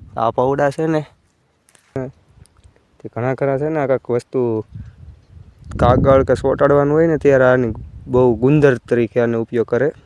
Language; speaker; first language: Gujarati; native; Gujarati